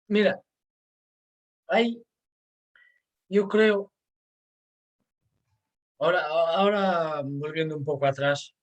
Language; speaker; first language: Spanish; non-native, fluent; Portuguese